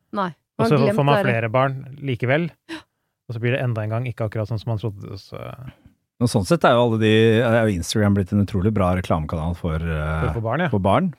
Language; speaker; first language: Norwegian; early bilingual, other home language; Persian